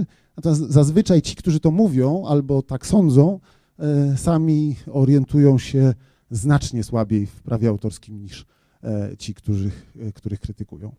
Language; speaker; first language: Polish; native; Polish